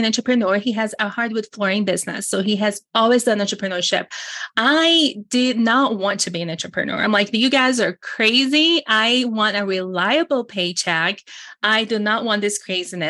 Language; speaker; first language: English; non-native, fluent; Portuguese